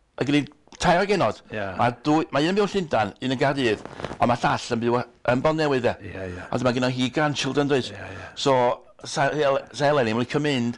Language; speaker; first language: Welsh; native; Welsh